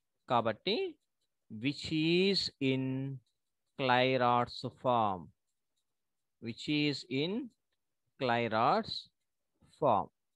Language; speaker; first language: English; non-native, local second language; Telugu